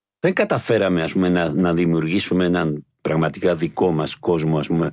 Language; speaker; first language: Greek; non-native, fluent; Spanish